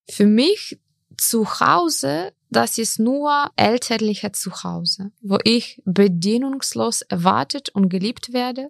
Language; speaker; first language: German; non-native, fluent; Ukrainian